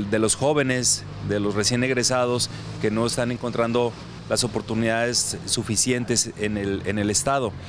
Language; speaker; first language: Spanish; native; Spanish